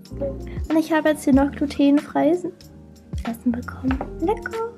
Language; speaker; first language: German; native; German